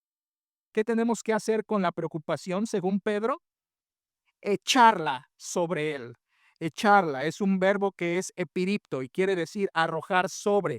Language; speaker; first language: Spanish; native; Spanish